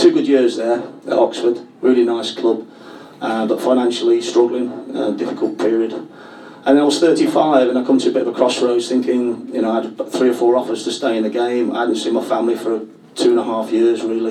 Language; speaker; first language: English; native; English